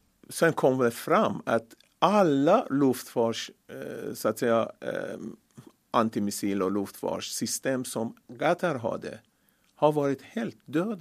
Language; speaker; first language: Swedish; non-native, fluent; Persian